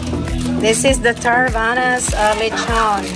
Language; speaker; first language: English; non-native, local second language; Filipino